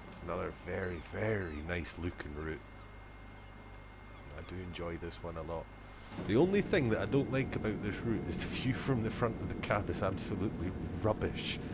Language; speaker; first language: English; native; English